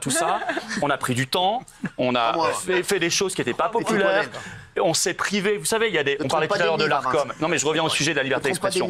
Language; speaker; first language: French; native; French